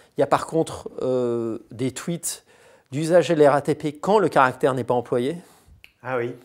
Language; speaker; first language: French; native; French